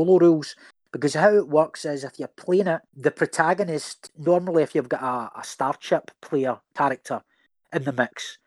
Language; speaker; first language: English; native; English